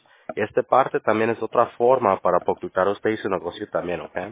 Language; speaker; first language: Spanish; early bilingual, heritage; Spanish